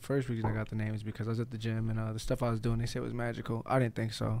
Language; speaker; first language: English; native; English